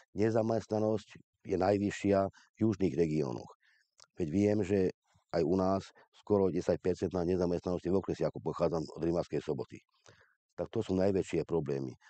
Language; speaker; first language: Slovak; non-native, local second language; Hungarian